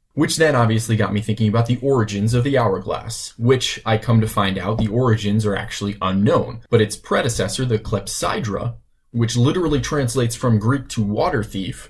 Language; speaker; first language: English; native; English